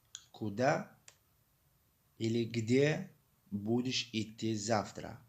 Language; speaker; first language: Russian; non-native, fluent; Tajik